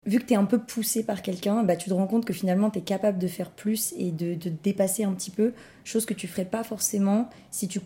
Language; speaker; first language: French; native; French